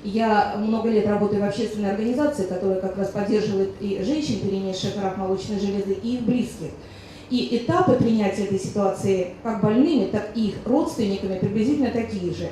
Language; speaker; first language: Russian; native; Russian